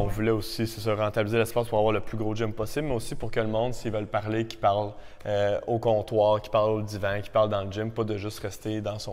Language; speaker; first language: French; native; French